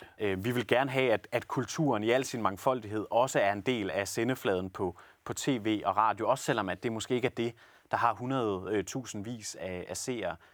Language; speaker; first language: Danish; native; Danish